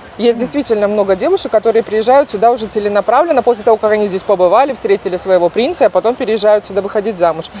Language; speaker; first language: Russian; native; Russian